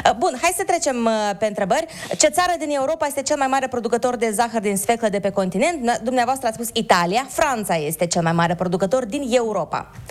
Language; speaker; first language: Romanian; native; Romanian